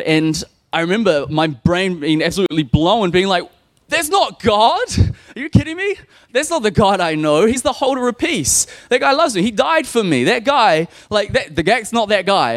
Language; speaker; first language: English; native; English